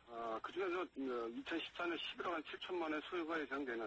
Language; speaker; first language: Korean; native; Korean